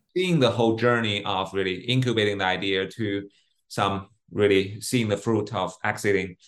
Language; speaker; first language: English; non-native, fluent; Chinese